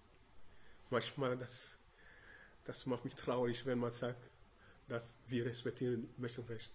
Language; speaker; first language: German; non-native, learner; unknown